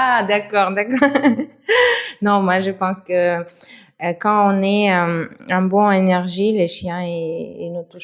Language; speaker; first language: French; non-native, fluent; Russian